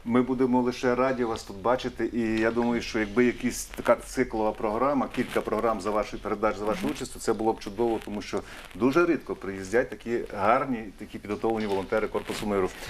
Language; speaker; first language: Ukrainian; native; Ukrainian